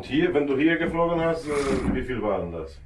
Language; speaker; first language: German; non-native, fluent; Polish